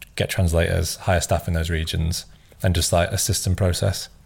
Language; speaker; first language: English; native; English